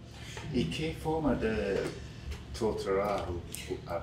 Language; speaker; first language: Spanish; non-native, fluent; English